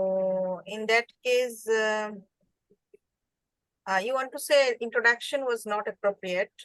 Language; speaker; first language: English; non-native, learner; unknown